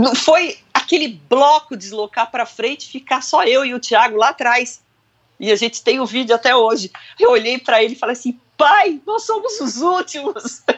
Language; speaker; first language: Portuguese; native; Portuguese